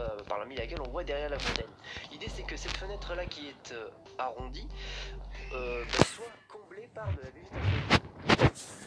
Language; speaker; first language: French; native; French